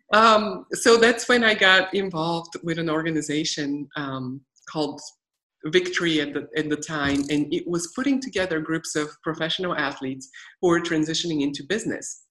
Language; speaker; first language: English; non-native, fluent; Bulgarian